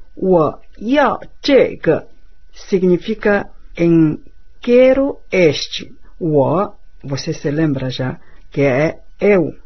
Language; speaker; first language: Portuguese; non-native, fluent; Chinese